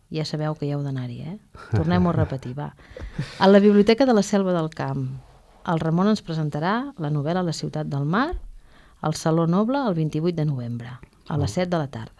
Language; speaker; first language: Catalan; native; Catalan